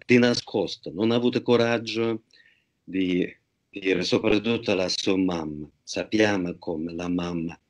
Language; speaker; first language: Italian; non-native, fluent; Russian